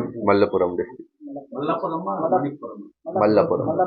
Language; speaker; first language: Kannada; non-native, fluent; Hindi